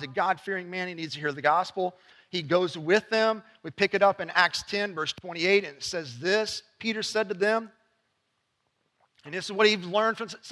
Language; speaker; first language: English; native; English